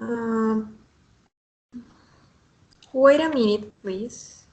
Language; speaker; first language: English; non-native, fluent; Spanish